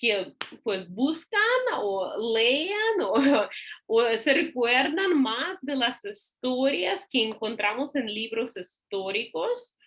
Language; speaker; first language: Spanish; non-native, fluent; English